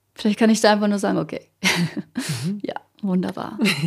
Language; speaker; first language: German; early bilingual, other home language; Croatian